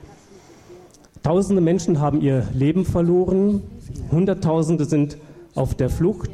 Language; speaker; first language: German; native; German